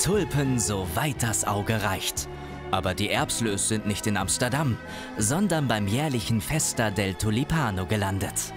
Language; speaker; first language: German; native; German